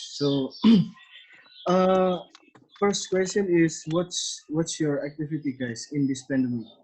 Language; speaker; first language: English; non-native, learner; Indonesian